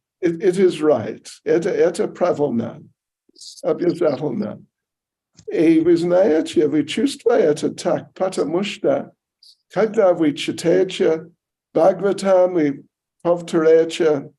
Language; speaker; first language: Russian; non-native, learner; English